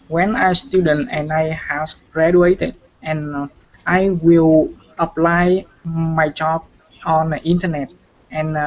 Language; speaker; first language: English; non-native, learner; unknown